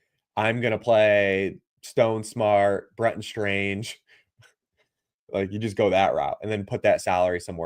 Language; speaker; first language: English; native; English